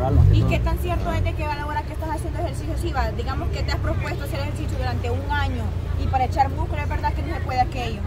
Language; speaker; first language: Spanish; native; Spanish